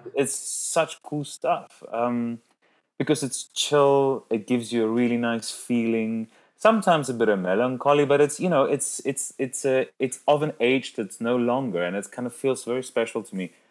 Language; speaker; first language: English; non-native, local second language; Afrikaans